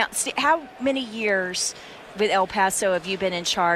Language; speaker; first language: English; native; English